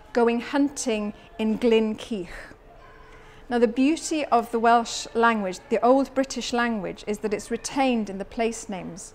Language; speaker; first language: English; native; English